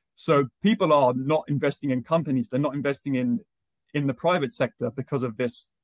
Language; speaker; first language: English; native; English